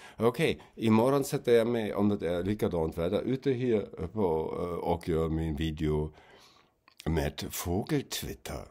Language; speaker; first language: Swedish; non-native, fluent; German